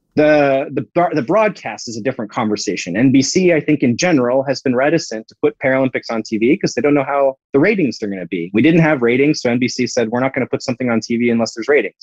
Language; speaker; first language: English; native; English